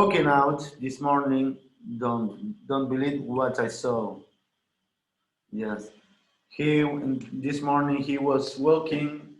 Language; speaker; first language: English; non-native, learner; Spanish